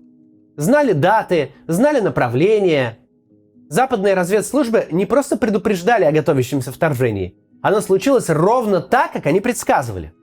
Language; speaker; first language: Russian; native; Russian